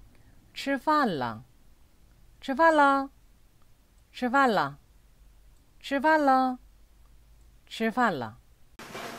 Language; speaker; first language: Chinese; non-native, fluent; Korean